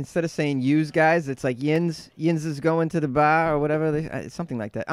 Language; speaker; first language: English; native; English